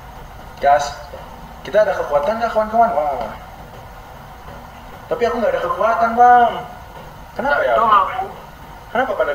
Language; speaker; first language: Indonesian; native; Indonesian